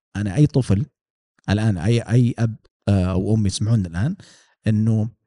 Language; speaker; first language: Arabic; native; Arabic